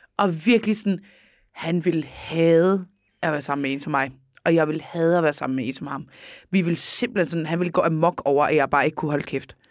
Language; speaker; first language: Danish; non-native, local second language; Faroese